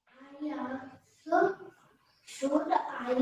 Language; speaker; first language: English; non-native, learner; Hindi